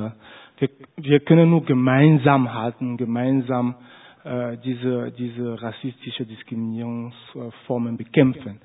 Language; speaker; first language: German; non-native, fluent; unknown